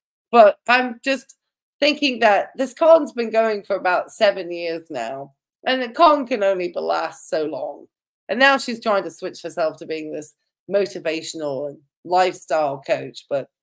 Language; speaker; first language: English; native; English